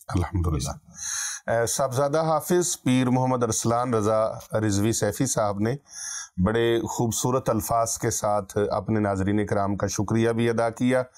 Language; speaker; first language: Urdu; non-native, local second language; Punjabi